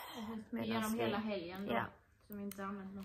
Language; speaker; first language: Swedish; native; Swedish